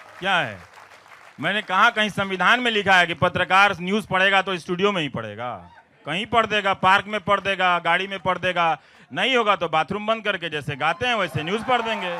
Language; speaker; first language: Hindi; non-native, local second language; Bhojpuri